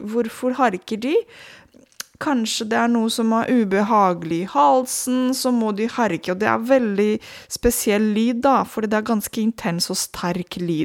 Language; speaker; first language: Norwegian; non-native, fluent; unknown